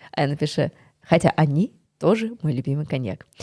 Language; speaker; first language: Russian; native; Russian